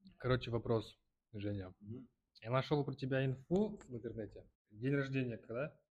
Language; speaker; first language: Russian; early bilingual, other home language; Kyrgyz